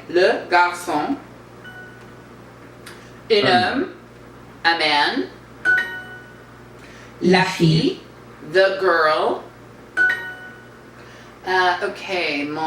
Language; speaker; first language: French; non-native, learner; English